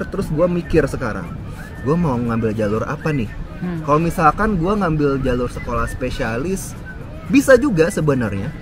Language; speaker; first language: Indonesian; native; Indonesian